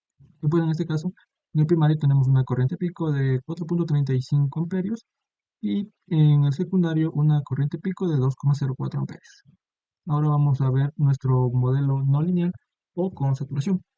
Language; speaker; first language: Spanish; native; Spanish